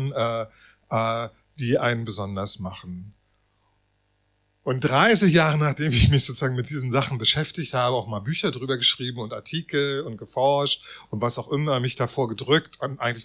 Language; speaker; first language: German; native; German